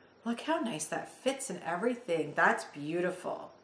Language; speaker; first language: English; native; English